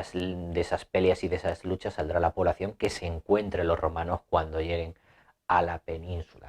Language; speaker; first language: Spanish; native; Spanish